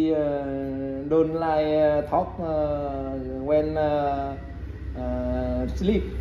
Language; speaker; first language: English; non-native, learner; Vietnamese